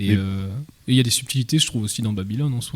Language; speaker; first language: French; native; French